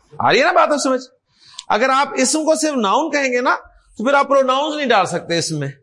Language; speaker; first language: Urdu; native; Urdu